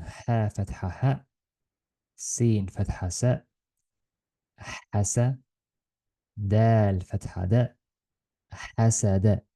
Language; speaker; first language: Arabic; non-native, learner; Estonian